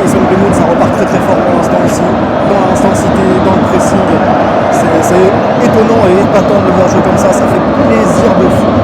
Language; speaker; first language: French; native; French